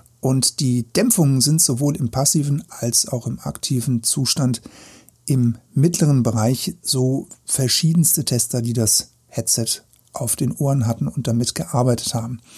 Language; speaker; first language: German; native; German